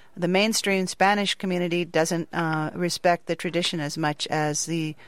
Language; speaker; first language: English; native; English